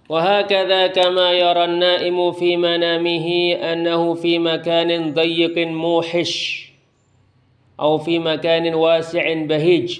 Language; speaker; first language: Arabic; non-native, fluent; Indonesian